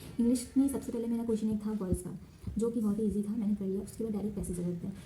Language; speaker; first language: Hindi; non-native, local second language; Assamese